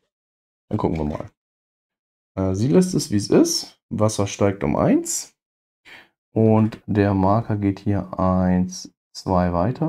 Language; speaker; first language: German; native; German